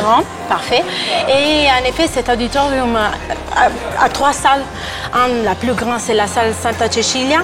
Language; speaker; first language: French; non-native, fluent; Italian